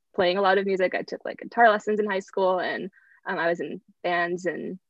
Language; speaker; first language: English; early bilingual, other home language; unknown